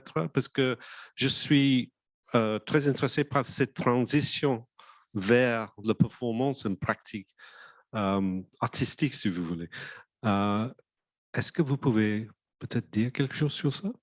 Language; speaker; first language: French; non-native, fluent; English